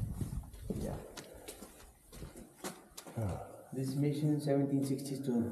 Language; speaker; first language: English; non-native, learner; Spanish